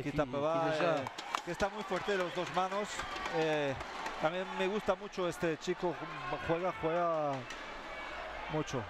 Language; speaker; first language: Spanish; non-native, fluent; French